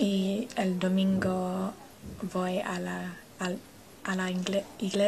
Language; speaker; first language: Spanish; non-native, learner; English